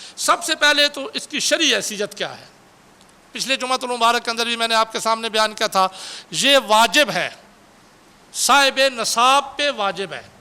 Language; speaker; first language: Urdu; non-native, local second language; Punjabi